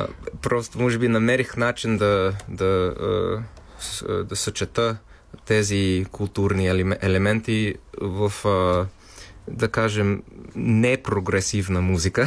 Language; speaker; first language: Bulgarian; non-native, fluent; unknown